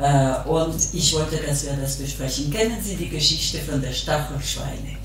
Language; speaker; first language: German; non-native, local second language; French